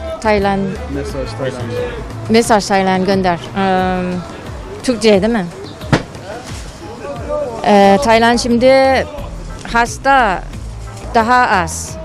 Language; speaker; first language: Turkish; non-native, learner; Thai